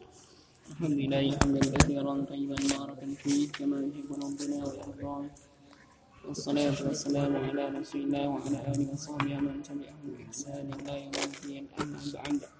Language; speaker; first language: Arabic; non-native, fluent; Indonesian